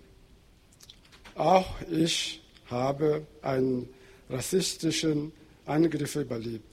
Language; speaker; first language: German; non-native, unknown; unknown